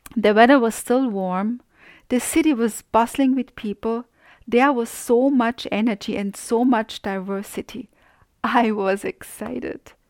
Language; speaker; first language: English; non-native, fluent; German